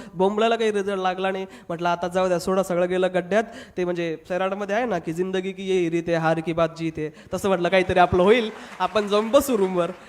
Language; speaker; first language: Marathi; non-native, local second language; Hindi